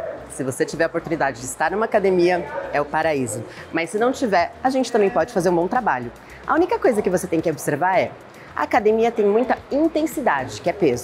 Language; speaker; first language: Portuguese; native; Portuguese